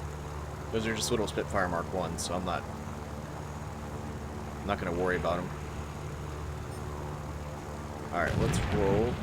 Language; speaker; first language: English; native; English